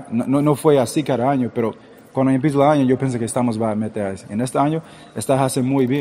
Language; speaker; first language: Spanish; early bilingual, heritage; English